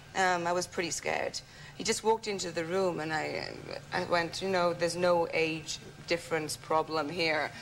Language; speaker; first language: English; native; English